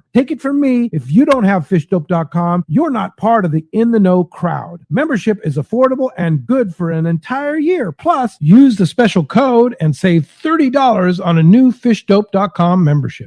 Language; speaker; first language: English; native; English